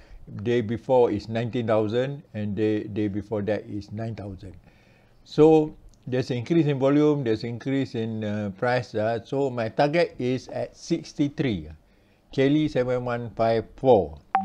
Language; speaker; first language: English; non-native, local second language; Malay